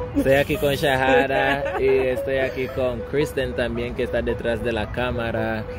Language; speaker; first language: Spanish; native; Spanish